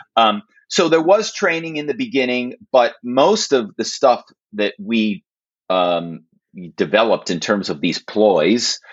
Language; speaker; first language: English; native; English